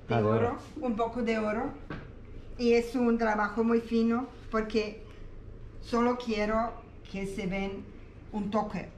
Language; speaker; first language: Spanish; non-native, learner; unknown